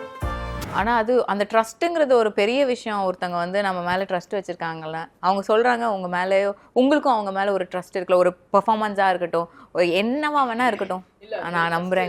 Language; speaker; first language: Tamil; native; Tamil